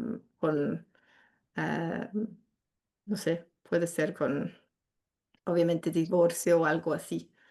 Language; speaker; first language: Spanish; non-native, fluent; English